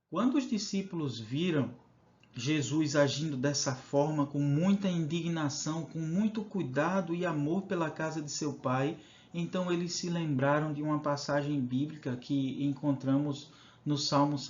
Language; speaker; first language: Portuguese; native; Portuguese